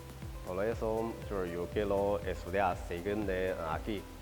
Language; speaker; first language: Spanish; non-native, learner; Chinese